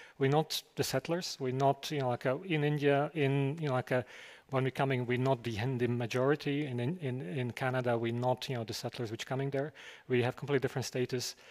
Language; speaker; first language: English; non-native, fluent; Slovak